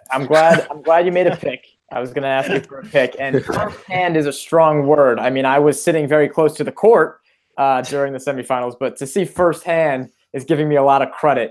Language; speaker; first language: English; native; English